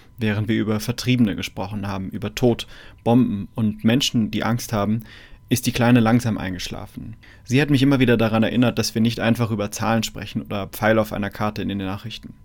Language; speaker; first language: German; native; German